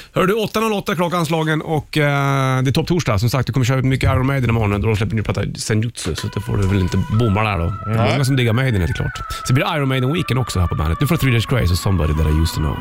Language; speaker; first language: Swedish; native; Swedish